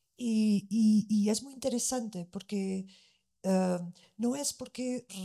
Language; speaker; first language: Spanish; non-native, fluent; Portuguese